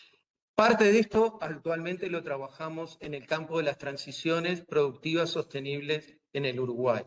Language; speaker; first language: Spanish; native; Spanish